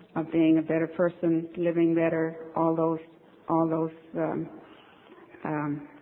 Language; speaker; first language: English; native; English